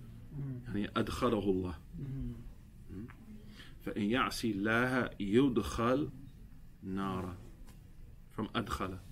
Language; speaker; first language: Arabic; non-native, fluent; English